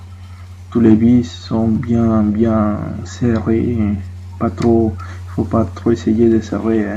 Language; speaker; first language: French; non-native, fluent; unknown